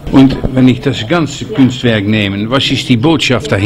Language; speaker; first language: German; non-native, learner; Dutch